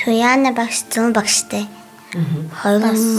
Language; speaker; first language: Mongolian; non-native, learner; Buriat